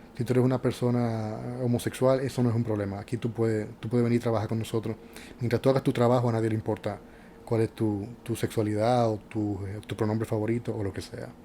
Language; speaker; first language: Spanish; native; Spanish